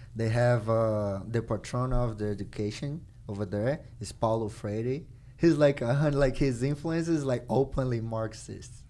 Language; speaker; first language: English; non-native, fluent; Portuguese